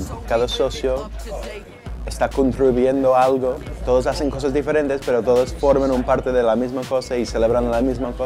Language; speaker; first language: Spanish; non-native, learner; English